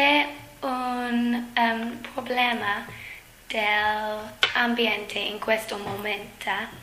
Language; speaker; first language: Italian; non-native, learner; English